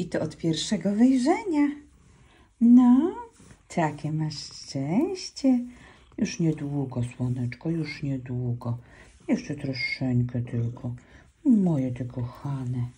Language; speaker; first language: Polish; native; Polish